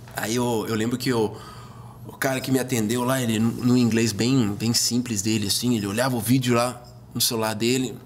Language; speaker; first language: Portuguese; non-native, fluent; German